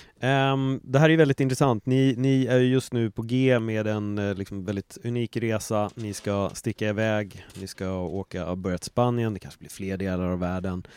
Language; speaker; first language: Swedish; native; Swedish